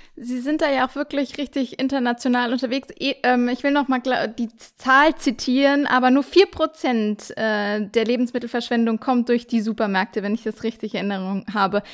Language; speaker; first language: German; native; German